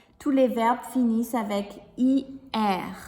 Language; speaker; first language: French; non-native, fluent; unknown